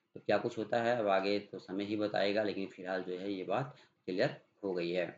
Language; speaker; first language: Hindi; native; Hindi